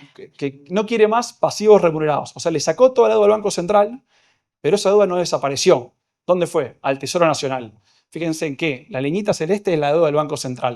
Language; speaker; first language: Spanish; native; Spanish